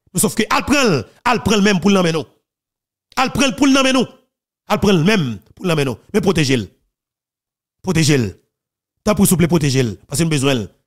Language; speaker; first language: French; non-native, local second language; Haitian Creole